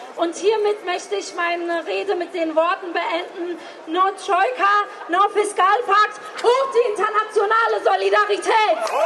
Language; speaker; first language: German; early bilingual, other home language; Turkish